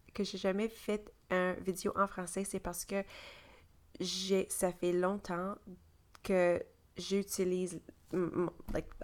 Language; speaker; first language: French; early bilingual, other home language; English